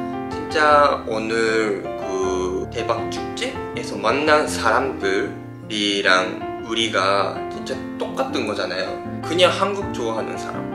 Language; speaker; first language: Korean; non-native, fluent; Japanese